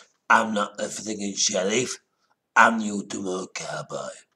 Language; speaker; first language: English; native; English